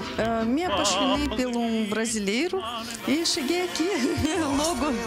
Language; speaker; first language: Portuguese; non-native, fluent; Russian